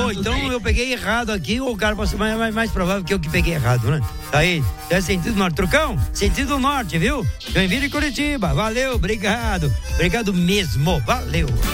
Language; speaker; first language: Portuguese; native; Portuguese